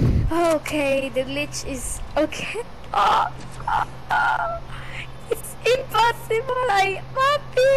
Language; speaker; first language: English; non-native, learner; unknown